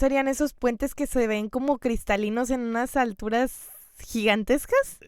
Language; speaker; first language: Spanish; native; Spanish